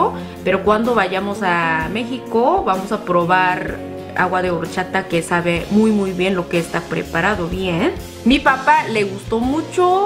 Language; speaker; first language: Spanish; non-native, fluent; Korean